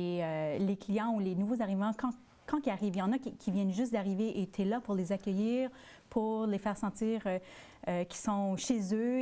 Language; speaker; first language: French; native; French